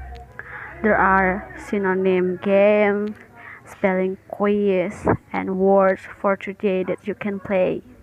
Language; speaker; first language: English; non-native, learner; Indonesian